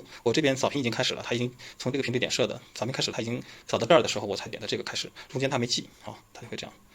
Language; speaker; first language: Chinese; native; Chinese